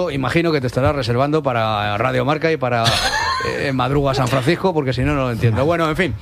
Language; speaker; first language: Spanish; native; Spanish